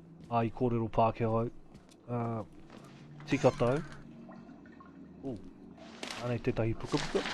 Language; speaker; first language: Māori; non-native, learner; English